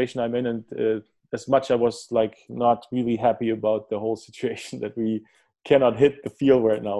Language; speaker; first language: English; early bilingual, other home language; German